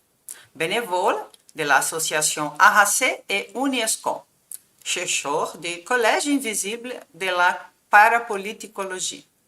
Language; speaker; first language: French; non-native, fluent; Portuguese